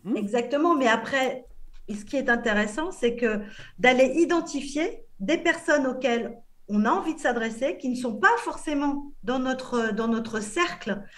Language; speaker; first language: French; native; French